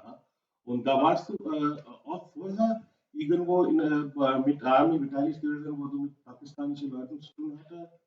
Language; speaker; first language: German; non-native, learner; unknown